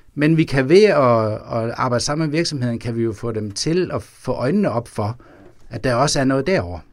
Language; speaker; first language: Danish; native; Danish